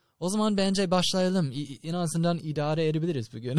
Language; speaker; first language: Turkish; non-native, fluent; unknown